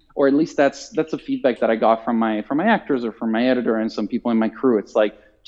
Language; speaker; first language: English; non-native, fluent; Italian